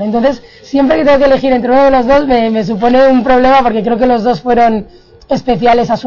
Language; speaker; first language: Spanish; native; Spanish